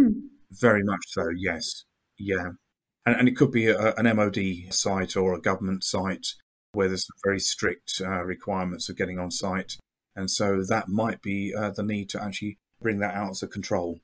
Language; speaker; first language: English; native; English